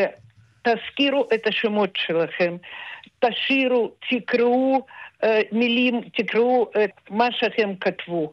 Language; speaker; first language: Hebrew; non-native, fluent; Russian